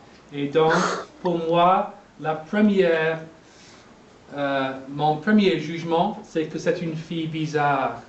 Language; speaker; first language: French; non-native, fluent; English